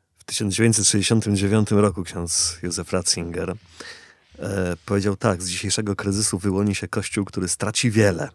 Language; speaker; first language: Polish; native; Polish